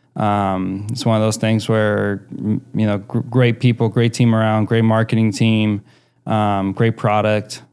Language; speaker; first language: English; early bilingual, other home language; Spanish